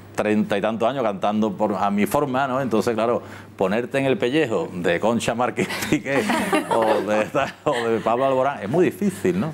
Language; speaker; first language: Spanish; native; Spanish